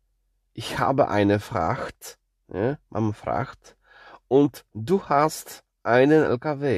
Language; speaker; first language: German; non-native, fluent; Polish